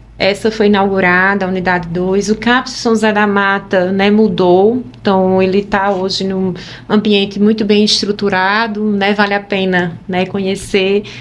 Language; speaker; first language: Portuguese; native; Portuguese